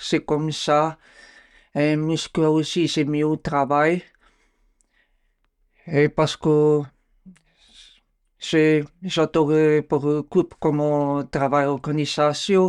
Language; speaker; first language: French; non-native, learner; Bulgarian